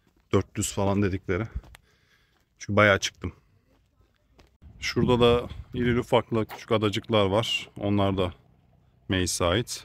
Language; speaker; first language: Turkish; native; Turkish